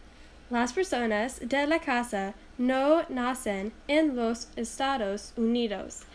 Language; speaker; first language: Spanish; non-native, learner; English